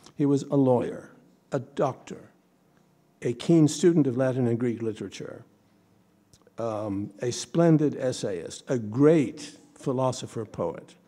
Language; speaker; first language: English; native; English